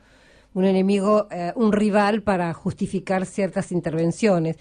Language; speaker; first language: Spanish; native; Spanish